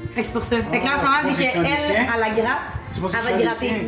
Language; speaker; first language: French; native; French